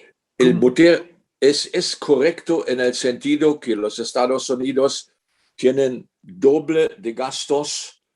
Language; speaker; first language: Spanish; non-native, fluent; German